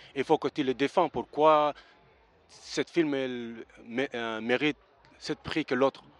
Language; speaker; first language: French; early bilingual, other home language; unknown